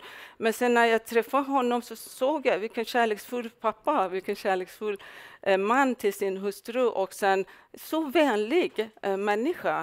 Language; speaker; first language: Swedish; non-native, fluent; Persian